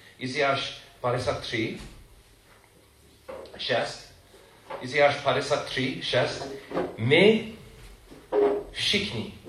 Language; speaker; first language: Czech; non-native, fluent; English